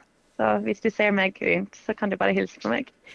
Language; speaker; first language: Norwegian; non-native, fluent; English